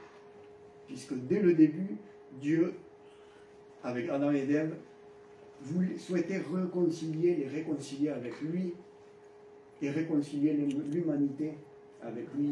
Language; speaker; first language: French; native; French